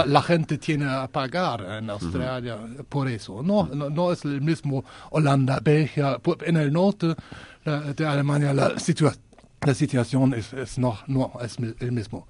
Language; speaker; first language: Spanish; non-native, learner; German